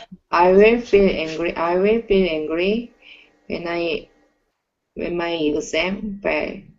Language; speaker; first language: English; non-native, learner; Korean